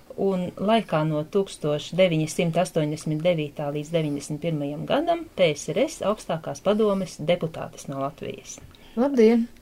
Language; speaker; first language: Latvian; native; Latvian